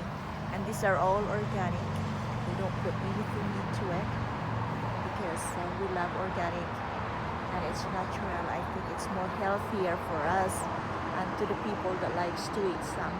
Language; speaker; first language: English; non-native, fluent; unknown